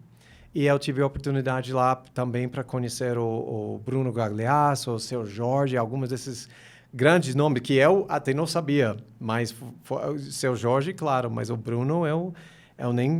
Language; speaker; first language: Portuguese; non-native, fluent; English